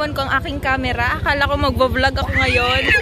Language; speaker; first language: Filipino; non-native, local second language; Bikol